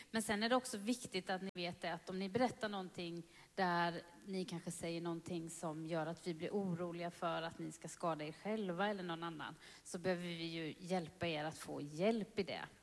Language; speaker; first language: Swedish; native; Swedish